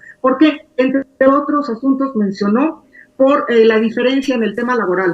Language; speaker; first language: Spanish; native; Spanish